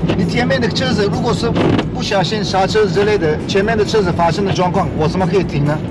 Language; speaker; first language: Chinese; non-native, fluent; Turkish